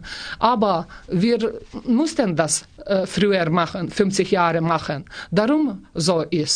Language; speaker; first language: German; non-native, learner; Lithuanian